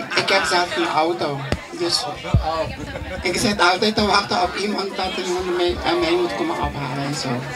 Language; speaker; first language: Dutch; non-native, local second language; Papiamento